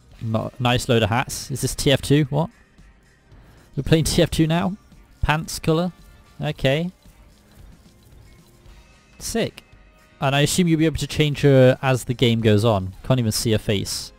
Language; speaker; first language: English; native; English